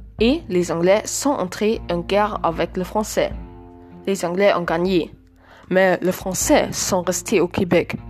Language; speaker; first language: French; non-native, learner; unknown